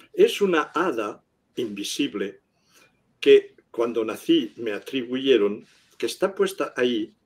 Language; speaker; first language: Spanish; non-native, local second language; Catalan